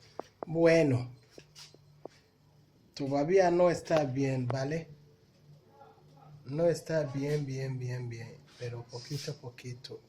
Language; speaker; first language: Spanish; non-native, learner; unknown